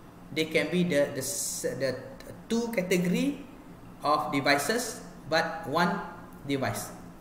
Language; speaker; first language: English; non-native, local second language; Malay